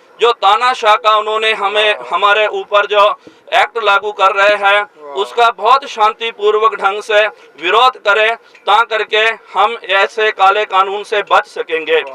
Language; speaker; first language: Hindi; non-native, local second language; Punjabi